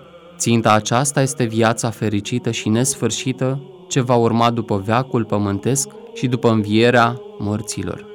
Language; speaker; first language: Romanian; native; Romanian